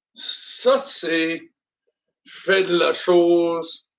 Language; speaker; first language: French; non-native, learner; English